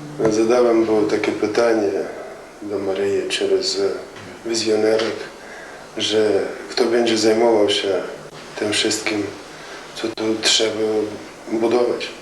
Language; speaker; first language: Polish; non-native, learner; Ukrainian